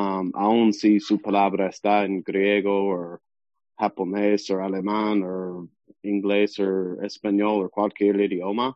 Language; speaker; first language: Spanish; non-native, learner; English